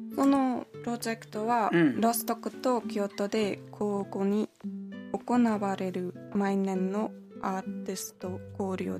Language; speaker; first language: Japanese; non-native, learner; German